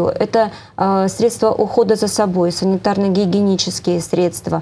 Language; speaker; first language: Russian; native; Russian